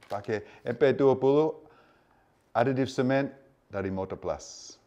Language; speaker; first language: Indonesian; non-native, learner; English